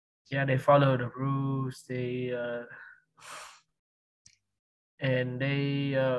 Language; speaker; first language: English; non-native, learner; Vietnamese